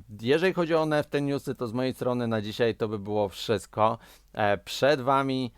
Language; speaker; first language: Polish; native; Polish